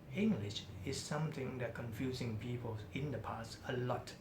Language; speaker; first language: English; non-native, fluent; Thai